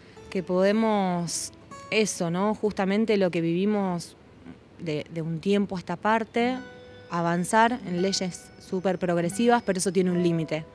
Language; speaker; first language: Spanish; native; Spanish